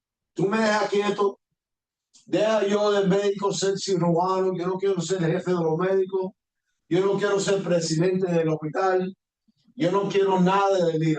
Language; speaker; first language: Spanish; early bilingual, heritage; Spanish